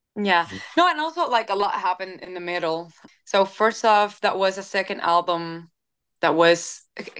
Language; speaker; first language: English; non-native, fluent; Spanish